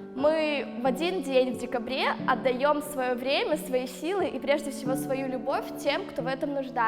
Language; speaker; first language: Russian; native; Russian